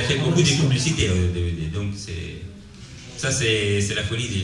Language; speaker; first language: French; non-native, learner; Italian